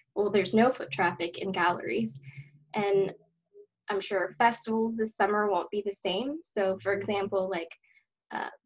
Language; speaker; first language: English; native; English